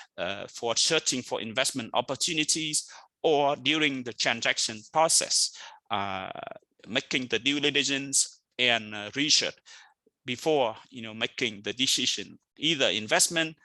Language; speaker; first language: English; non-native, fluent; Vietnamese